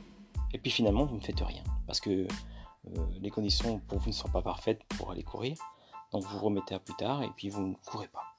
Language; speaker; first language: French; native; French